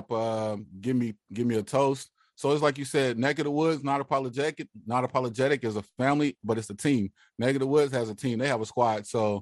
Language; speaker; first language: English; native; English